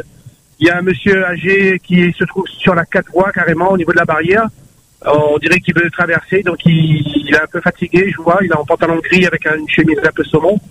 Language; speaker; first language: French; native; French